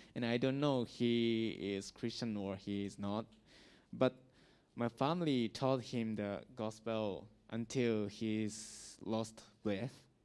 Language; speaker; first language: English; non-native, learner; Japanese